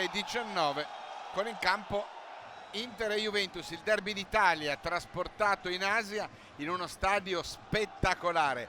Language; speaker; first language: Italian; native; Italian